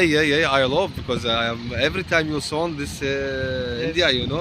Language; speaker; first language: English; non-native, learner; Arabic